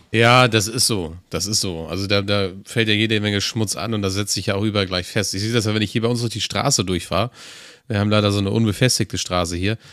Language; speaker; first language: German; native; German